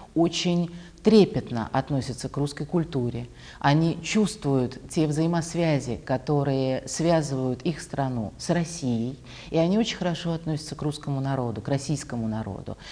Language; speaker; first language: Russian; native; Russian